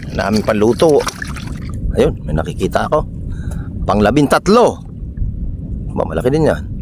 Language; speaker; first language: Filipino; native; Filipino